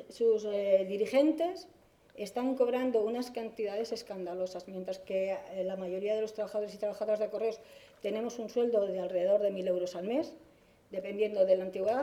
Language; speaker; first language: Spanish; native; Spanish